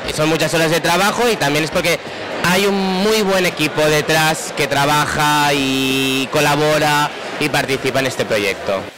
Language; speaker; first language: Spanish; non-native, local second language; Catalan